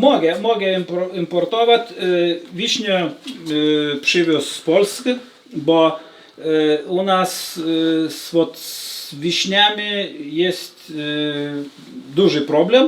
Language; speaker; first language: Polish; non-native, learner; Lithuanian